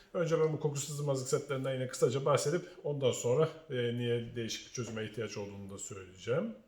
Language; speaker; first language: Turkish; native; Turkish